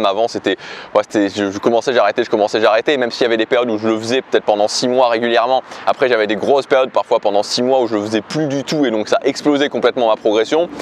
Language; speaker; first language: French; native; French